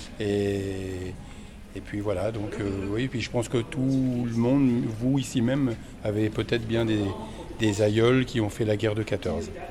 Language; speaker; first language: French; native; French